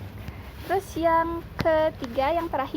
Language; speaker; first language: Indonesian; native; Indonesian